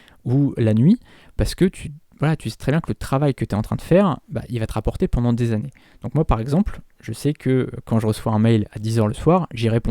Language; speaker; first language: French; native; French